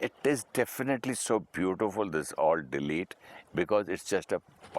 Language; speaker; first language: English; non-native, local second language; Hindi